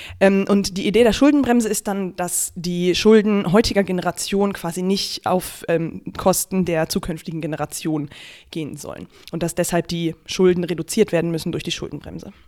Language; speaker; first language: German; native; German